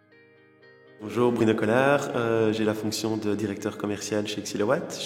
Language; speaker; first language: French; native; French